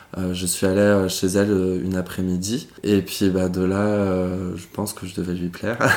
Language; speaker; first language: French; native; French